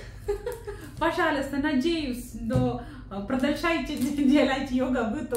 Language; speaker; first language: Russian; non-native, learner; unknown